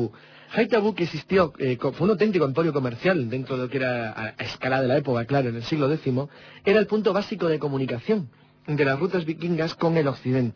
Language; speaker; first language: Spanish; native; Spanish